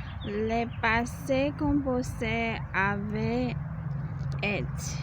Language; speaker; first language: French; non-native, learner; English